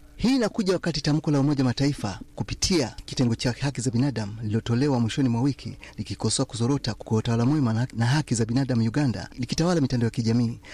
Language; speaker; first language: Swahili; non-native, local second language; Ganda